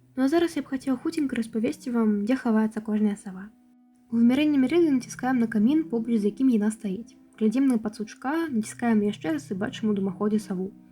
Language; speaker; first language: Belarusian; native; Belarusian